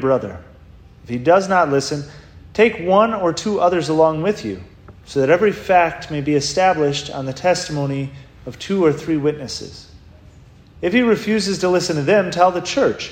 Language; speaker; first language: English; native; English